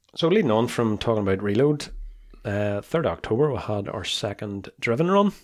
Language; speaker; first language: English; native; English